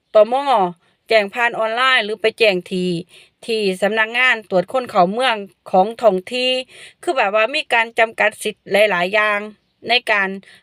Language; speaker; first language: Thai; non-native, local second language; Northeastern Thai